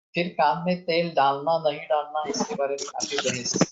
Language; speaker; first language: Hindi; non-native, local second language; Marathi